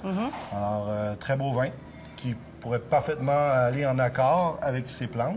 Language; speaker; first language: French; native; French